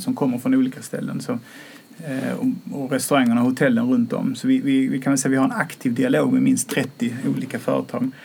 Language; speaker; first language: Swedish; native; Swedish